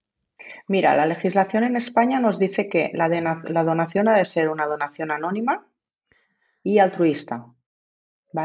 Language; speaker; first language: Spanish; native; Spanish